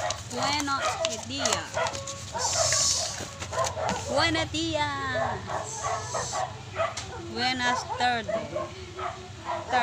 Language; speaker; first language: Spanish; non-native, learner; Filipino